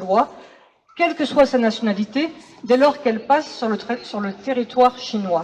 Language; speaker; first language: French; native; French